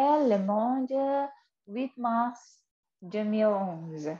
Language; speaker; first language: French; non-native, fluent; Indonesian